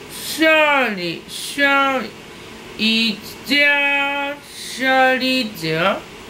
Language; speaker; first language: English; non-native, learner; Japanese